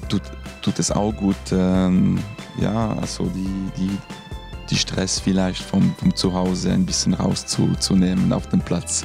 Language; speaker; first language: German; non-native, local second language; French